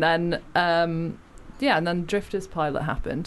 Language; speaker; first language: English; native; English